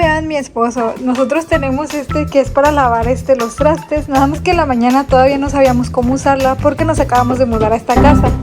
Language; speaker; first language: Spanish; native; Spanish